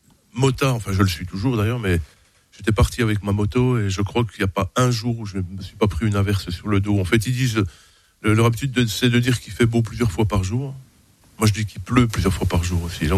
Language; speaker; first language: French; native; French